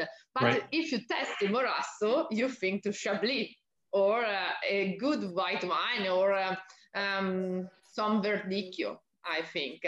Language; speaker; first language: English; non-native, learner; Italian